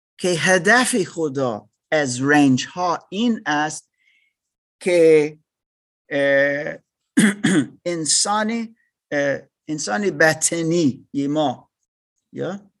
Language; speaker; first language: Persian; non-native, learner; English